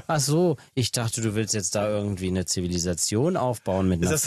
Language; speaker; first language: German; native; German